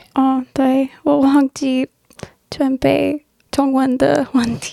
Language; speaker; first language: Chinese; non-native, learner; English